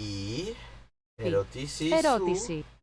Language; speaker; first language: Greek; non-native, learner; English